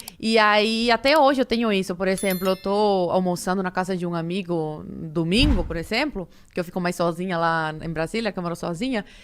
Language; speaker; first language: Portuguese; non-native, fluent; Spanish